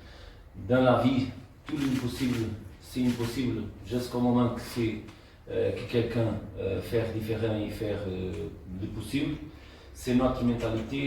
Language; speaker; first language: French; non-native, learner; Portuguese